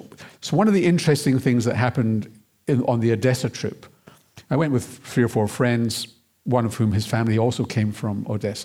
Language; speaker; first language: English; native; English